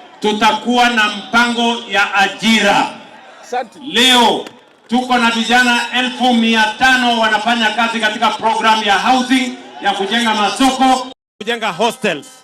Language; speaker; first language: Swahili; non-native, local second language; Kalenjin